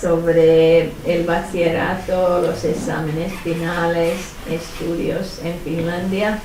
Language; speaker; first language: Spanish; non-native, fluent; Finnish